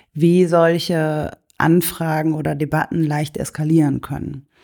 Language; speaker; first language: German; native; German